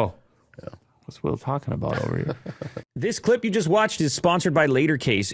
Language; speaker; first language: English; native; English